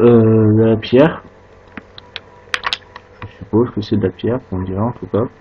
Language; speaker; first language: French; native; French